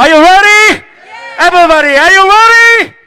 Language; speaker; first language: English; non-native, learner; Korean